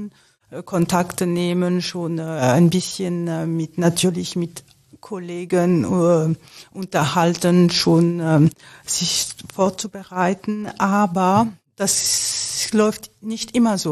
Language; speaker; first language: German; non-native, fluent; French